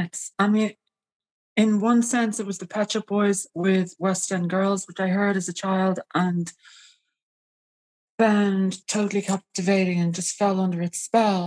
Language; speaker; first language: English; native; English